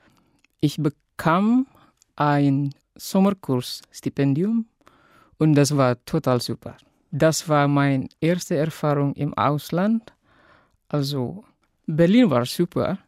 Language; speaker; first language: German; non-native, fluent; Indonesian